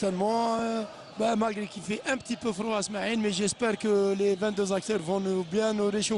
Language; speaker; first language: French; non-native, local second language; Arabic